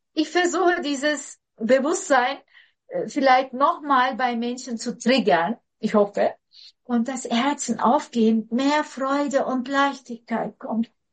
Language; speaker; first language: German; non-native, fluent; Turkish